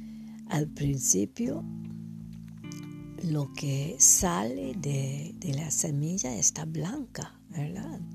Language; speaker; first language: Spanish; non-native, fluent; English